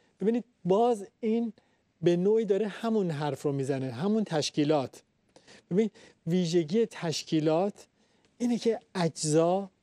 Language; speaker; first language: Persian; native; Persian